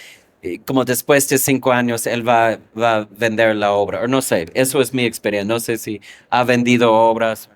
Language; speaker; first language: Spanish; non-native, fluent; English